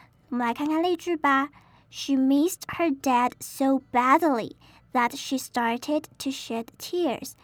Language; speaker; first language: English; non-native, fluent; Chinese